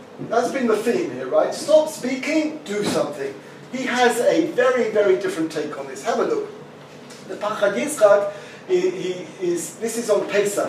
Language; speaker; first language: English; native; English